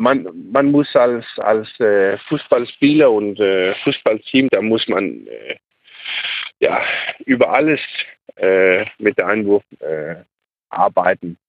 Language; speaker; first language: German; non-native, learner; Danish